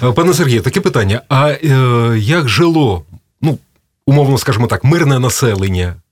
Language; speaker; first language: Ukrainian; native; Ukrainian